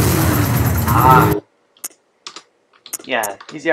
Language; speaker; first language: English; native; English